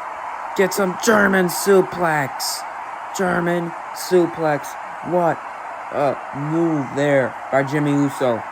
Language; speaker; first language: English; native; English